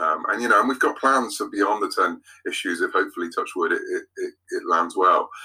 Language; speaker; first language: English; native; English